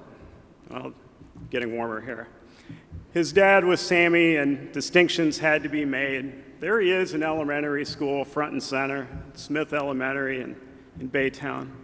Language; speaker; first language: English; native; English